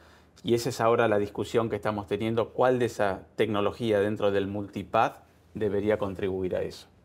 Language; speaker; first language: Spanish; native; Spanish